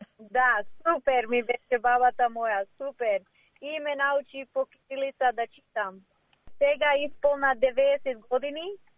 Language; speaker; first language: Macedonian; early bilingual, heritage; Macedonian